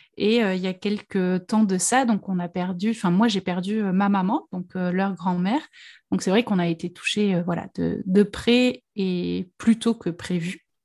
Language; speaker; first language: French; native; French